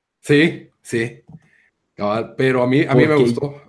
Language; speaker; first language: Spanish; native; Spanish